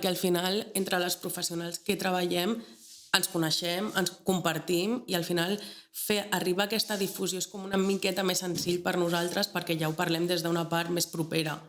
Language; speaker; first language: Catalan; native; Catalan